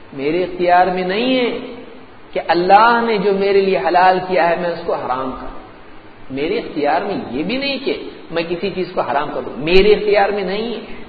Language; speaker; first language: Urdu; native; Urdu